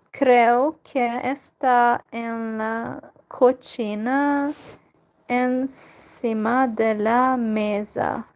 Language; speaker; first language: Spanish; non-native, learner; Hungarian